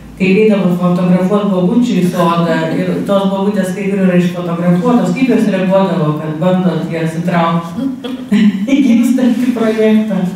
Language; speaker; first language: Lithuanian; native; Lithuanian